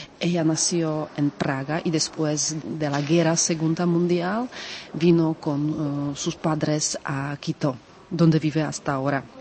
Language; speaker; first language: Spanish; non-native, fluent; Czech